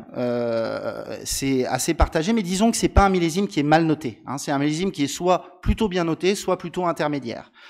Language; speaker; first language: Italian; non-native, learner; French